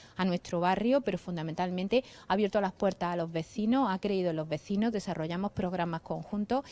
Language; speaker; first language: Spanish; native; Spanish